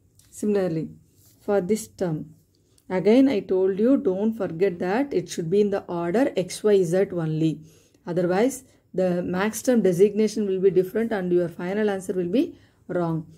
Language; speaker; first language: English; non-native, local second language; Tamil